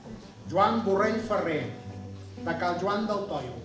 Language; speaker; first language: Catalan; native; Catalan